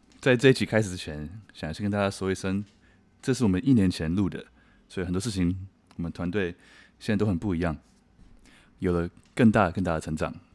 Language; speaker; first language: Chinese; native; Chinese